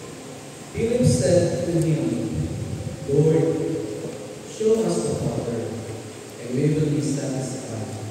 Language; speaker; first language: English; non-native, local second language; Filipino